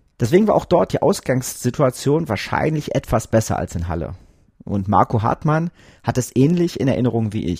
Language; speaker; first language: German; native; German